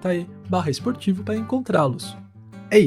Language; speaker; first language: Portuguese; native; Portuguese